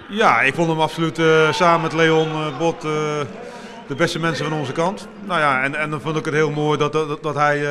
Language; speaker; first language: Dutch; native; Dutch